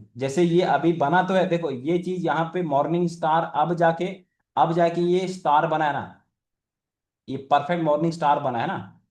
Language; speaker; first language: Hindi; native; Hindi